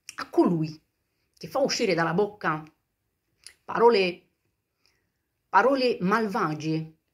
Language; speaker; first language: Italian; non-native, fluent; Romanian